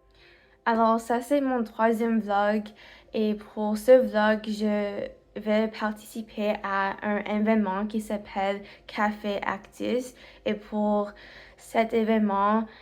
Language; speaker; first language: French; non-native, learner; English